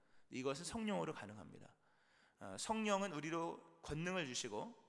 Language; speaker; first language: Korean; native; Korean